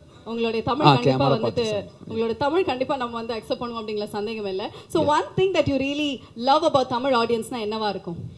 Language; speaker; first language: Tamil; native; Tamil